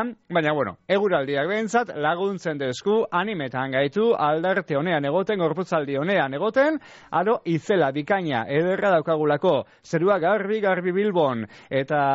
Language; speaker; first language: Basque; native; Basque